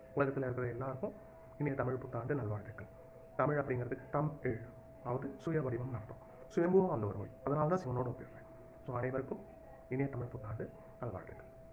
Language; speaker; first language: Tamil; non-native, local second language; Telugu